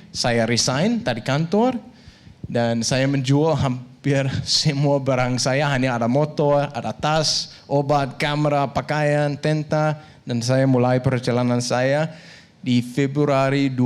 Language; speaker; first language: Indonesian; non-native, fluent; Danish